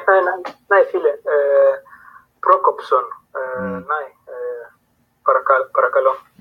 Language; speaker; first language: Greek; non-native, fluent; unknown